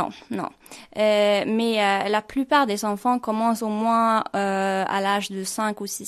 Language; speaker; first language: French; non-native, fluent; Swedish